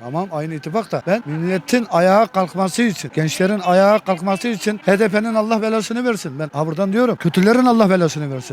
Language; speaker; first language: Turkish; non-native, local second language; Kurdish